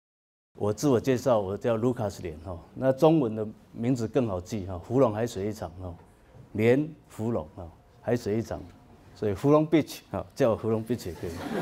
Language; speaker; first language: Chinese; native; Chinese